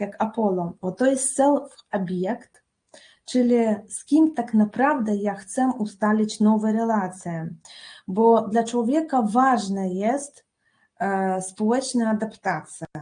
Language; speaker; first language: Polish; non-native, fluent; Russian